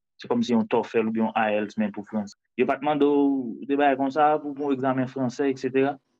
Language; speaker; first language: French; non-native, local second language; Haitian Creole